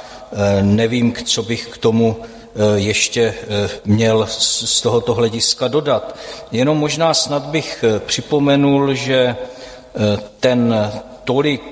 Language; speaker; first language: Czech; native; Czech